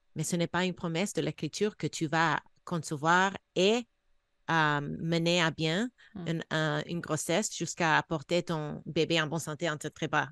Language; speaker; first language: French; non-native, fluent; English